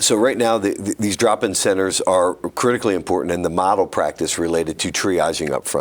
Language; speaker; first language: English; native; English